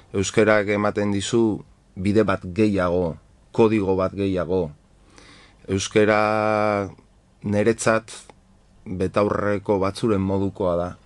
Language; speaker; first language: Basque; non-native, local second language; Spanish